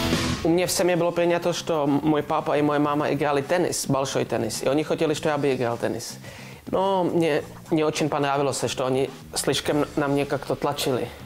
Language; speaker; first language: Russian; non-native, learner; Czech